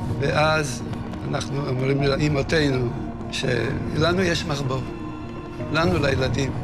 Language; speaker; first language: Hebrew; non-native, fluent; Yiddish